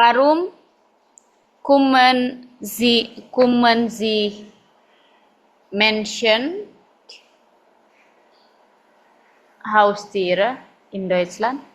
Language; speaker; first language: German; non-native, fluent; Indonesian